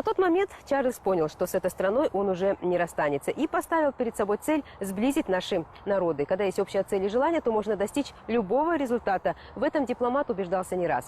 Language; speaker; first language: Russian; native; Russian